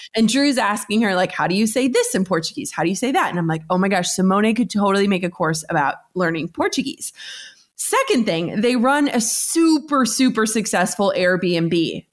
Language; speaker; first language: English; native; English